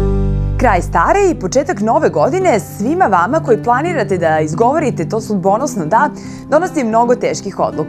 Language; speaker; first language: Croatian; native; Croatian